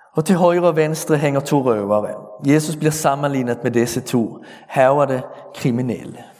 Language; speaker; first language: Danish; native; Danish